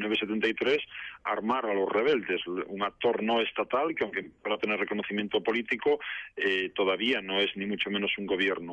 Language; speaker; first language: Spanish; native; Spanish